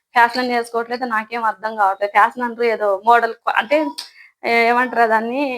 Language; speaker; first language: Telugu; non-native, local second language; Lambadi